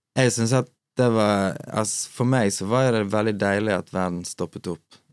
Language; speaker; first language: Norwegian; native; Norwegian